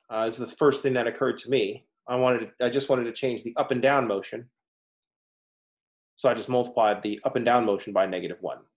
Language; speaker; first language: English; native; English